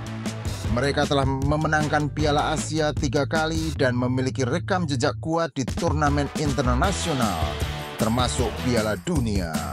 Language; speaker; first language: Indonesian; native; Indonesian